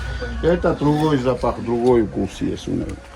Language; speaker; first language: Russian; non-native, local second language; Georgian